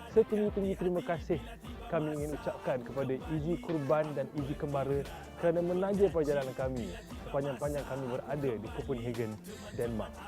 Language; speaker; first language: Malay; native; Malay